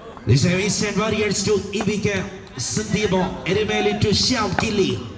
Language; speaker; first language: English; non-native, local second language; Malayalam